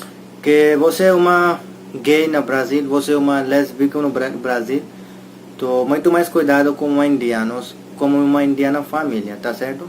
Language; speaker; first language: Portuguese; non-native, learner; Hindi